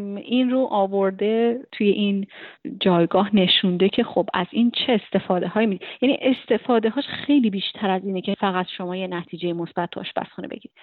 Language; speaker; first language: Persian; native; Persian